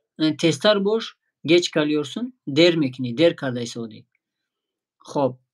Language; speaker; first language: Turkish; non-native, fluent; Tajik